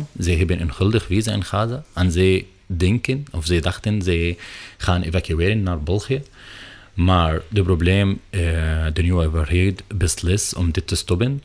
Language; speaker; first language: Dutch; non-native, learner; Arabic